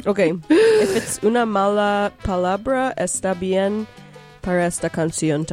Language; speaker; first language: Spanish; non-native, local second language; English